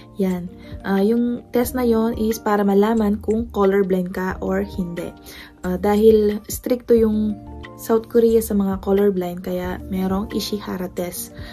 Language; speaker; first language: Filipino; non-native, local second language; Pampanga